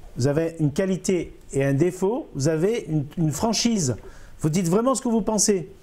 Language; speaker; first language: French; native; French